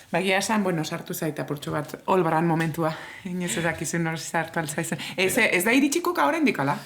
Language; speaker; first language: Basque; native; Basque